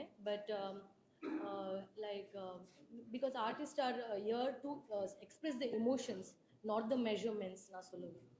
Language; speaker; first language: Tamil; non-native, learner; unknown